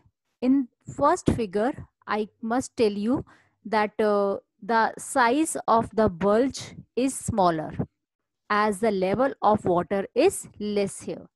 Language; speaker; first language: English; non-native, local second language; Hindi